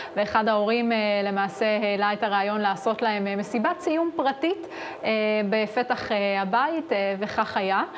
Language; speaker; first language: Hebrew; native; Hebrew